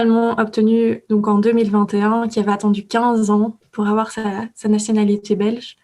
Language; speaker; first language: French; native; French